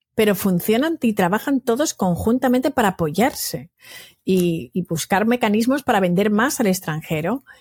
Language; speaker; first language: Spanish; native; Spanish